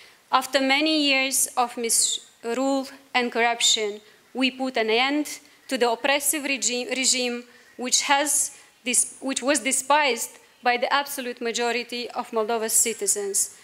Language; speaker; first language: English; non-native, fluent; Romanian